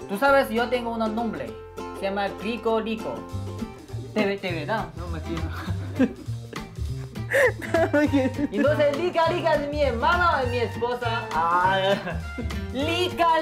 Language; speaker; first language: Spanish; non-native, learner; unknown